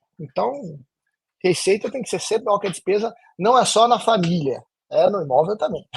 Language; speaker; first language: Portuguese; native; Portuguese